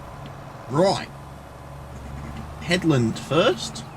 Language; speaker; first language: English; native; English